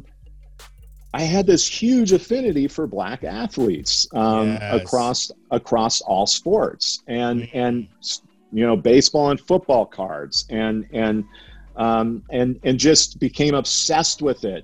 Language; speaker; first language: English; native; English